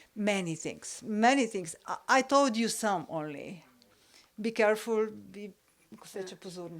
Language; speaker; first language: English; non-native, learner; Slovenian